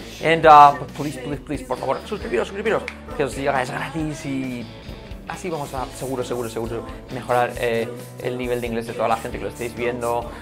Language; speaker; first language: Spanish; native; Spanish